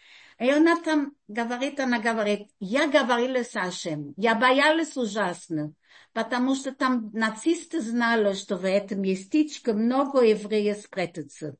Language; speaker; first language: Russian; early bilingual, heritage; Russian